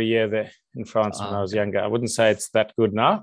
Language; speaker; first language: English; native; English